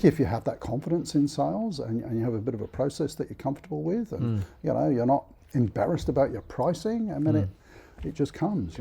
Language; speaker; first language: English; native; English